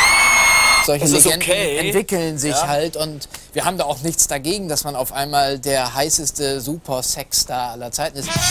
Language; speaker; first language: German; native; German